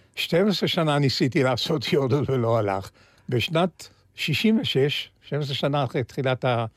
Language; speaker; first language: Hebrew; early bilingual, other home language; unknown